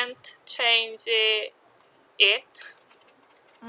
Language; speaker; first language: English; non-native, learner; Korean